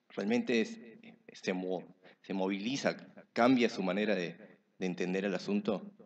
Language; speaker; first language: Spanish; native; Spanish